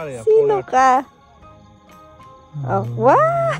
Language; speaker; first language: Filipino; native; Filipino